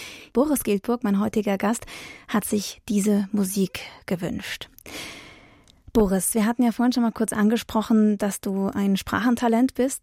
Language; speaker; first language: German; native; German